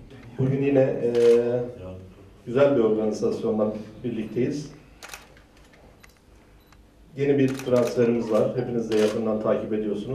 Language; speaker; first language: Turkish; native; Turkish